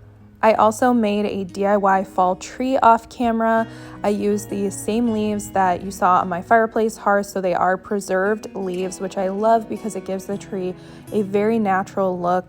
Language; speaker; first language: English; native; English